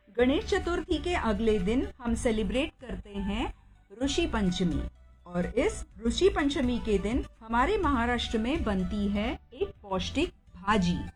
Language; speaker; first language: Hindi; non-native, local second language; Marathi